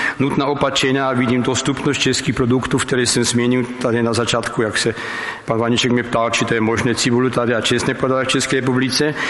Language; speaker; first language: Czech; non-native, fluent; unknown